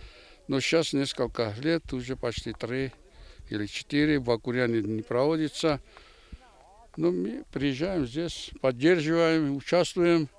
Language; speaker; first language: Russian; non-native, fluent; Georgian